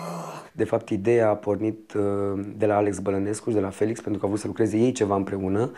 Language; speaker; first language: Romanian; native; Romanian